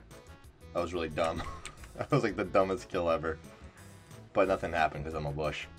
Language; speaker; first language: English; native; English